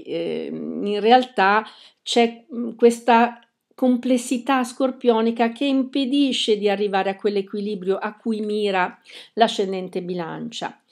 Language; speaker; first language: Italian; native; Italian